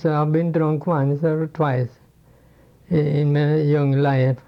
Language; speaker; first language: English; non-native, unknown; Swedish